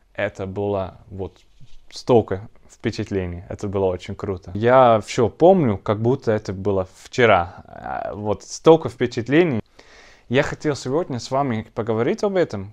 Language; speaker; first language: Russian; non-native, learner; Dutch